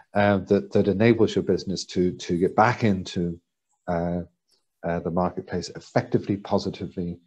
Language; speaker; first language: English; native; English